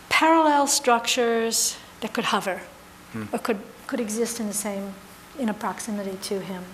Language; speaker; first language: English; native; English